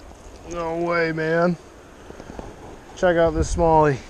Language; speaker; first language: English; native; English